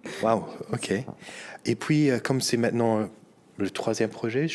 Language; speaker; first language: French; non-native, local second language; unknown